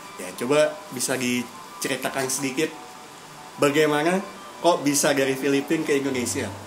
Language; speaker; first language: Indonesian; native; Indonesian